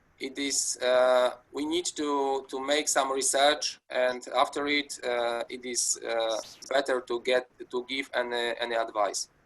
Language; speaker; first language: English; non-native, fluent; Polish